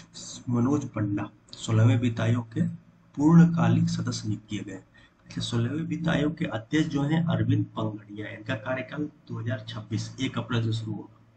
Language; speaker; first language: Hindi; native; Hindi